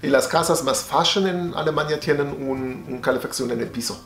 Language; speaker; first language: Spanish; non-native, learner; German